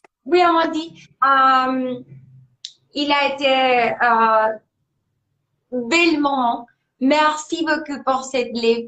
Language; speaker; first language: French; non-native, learner; Spanish